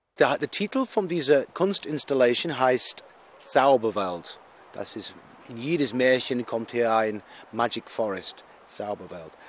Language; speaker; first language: German; non-native, learner; English